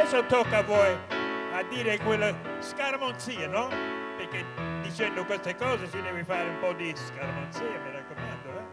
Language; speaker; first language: Italian; non-native, fluent; English